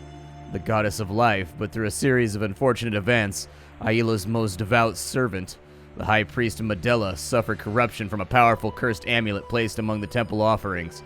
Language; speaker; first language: English; native; English